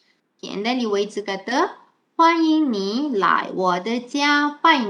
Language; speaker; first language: Chinese; non-native, fluent; Malay